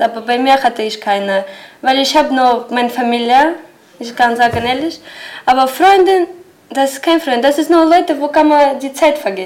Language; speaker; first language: German; non-native, learner; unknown